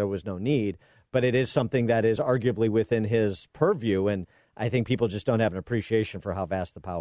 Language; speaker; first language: English; native; English